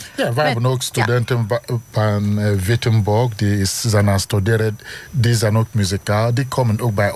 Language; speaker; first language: Dutch; non-native, learner; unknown